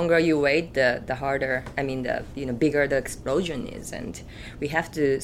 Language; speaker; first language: English; non-native, fluent; Japanese